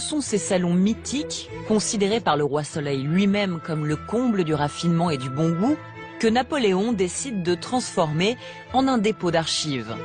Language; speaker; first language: French; native; French